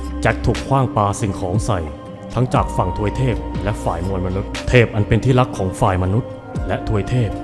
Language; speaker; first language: Thai; native; Thai